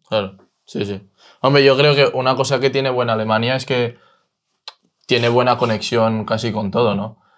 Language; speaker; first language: Spanish; native; Spanish